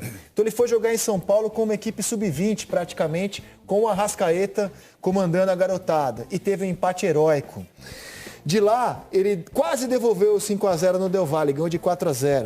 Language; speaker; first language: Portuguese; native; Portuguese